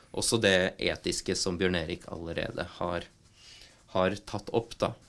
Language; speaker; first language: Norwegian; native; Norwegian